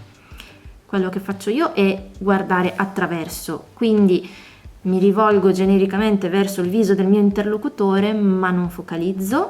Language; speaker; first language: Italian; native; Italian